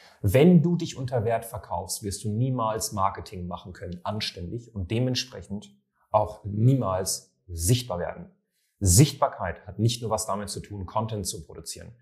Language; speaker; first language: German; native; German